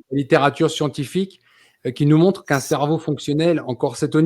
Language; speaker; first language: French; native; French